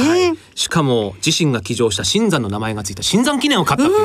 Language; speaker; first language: Japanese; native; Japanese